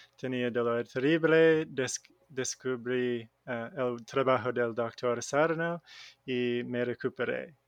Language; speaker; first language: Spanish; non-native, learner; English